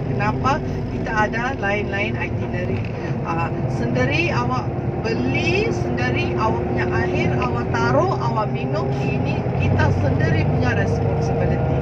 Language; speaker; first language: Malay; non-native, learner; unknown